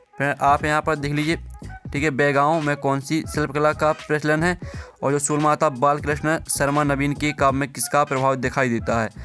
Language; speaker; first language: Hindi; native; Hindi